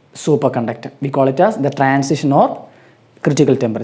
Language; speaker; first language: English; non-native, local second language; Malayalam